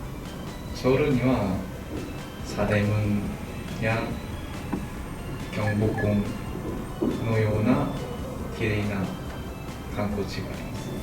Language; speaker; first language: Japanese; non-native, fluent; Korean